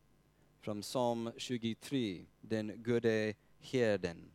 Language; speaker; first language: Swedish; non-native, fluent; English